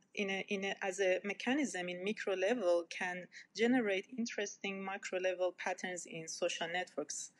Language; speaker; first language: English; non-native, fluent; Persian